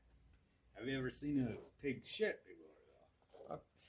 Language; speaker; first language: English; native; English